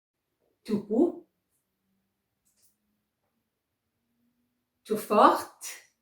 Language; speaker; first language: French; non-native, learner; Arabic